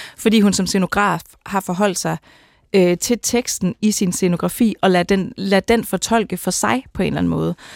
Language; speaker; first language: Danish; native; Danish